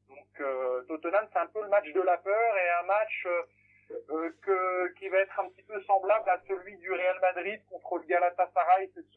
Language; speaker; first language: French; native; French